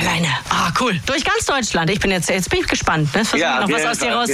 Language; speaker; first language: German; native; German